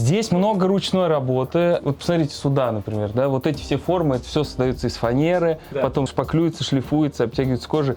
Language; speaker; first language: Russian; native; Russian